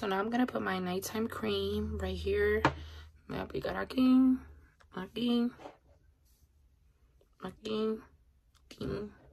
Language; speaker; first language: Spanish; early bilingual, heritage; Spanish